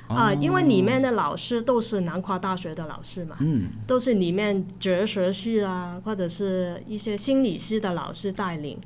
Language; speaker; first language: Chinese; non-native, local second language; Cantonese